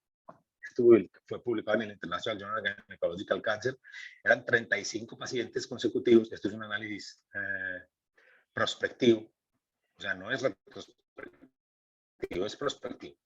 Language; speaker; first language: Spanish; native; Spanish